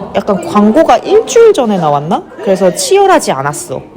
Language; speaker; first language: Korean; native; Korean